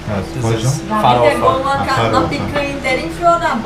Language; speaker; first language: Portuguese; native; Portuguese